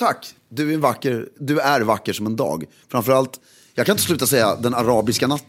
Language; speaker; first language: Swedish; native; Swedish